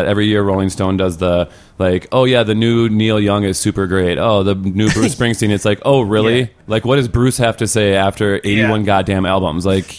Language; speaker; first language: English; native; English